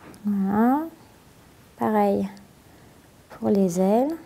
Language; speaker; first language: French; native; French